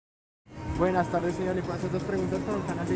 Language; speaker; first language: Spanish; non-native, fluent; French